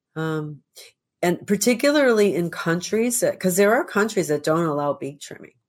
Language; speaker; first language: English; native; English